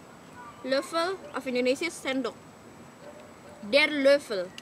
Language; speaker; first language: German; non-native, learner; Indonesian